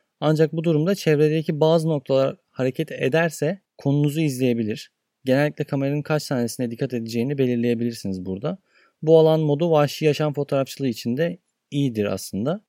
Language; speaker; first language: Turkish; native; Turkish